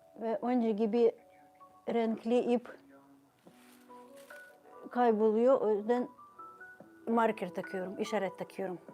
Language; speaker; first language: Turkish; non-native, fluent; Ukrainian